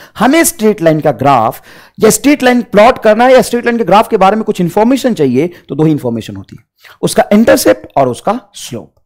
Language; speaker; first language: Hindi; native; Hindi